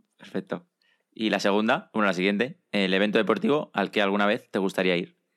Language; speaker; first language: Spanish; native; Spanish